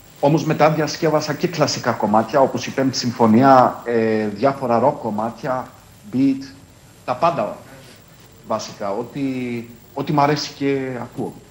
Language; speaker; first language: Greek; early bilingual, heritage; Greek